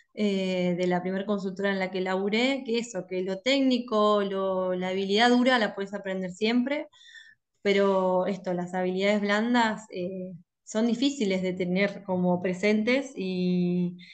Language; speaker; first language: Spanish; native; Spanish